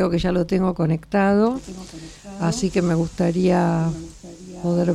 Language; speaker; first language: Spanish; native; Spanish